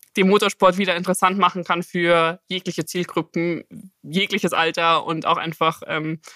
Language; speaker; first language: German; native; German